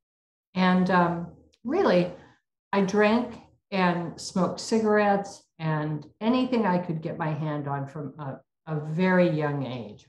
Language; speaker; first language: English; native; English